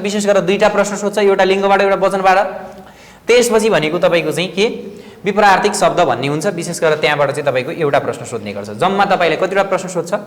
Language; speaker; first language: Nepali; native; Nepali